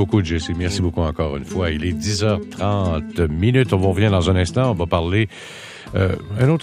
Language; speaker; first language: French; native; French